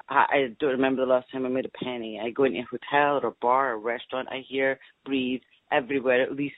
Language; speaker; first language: English; native; English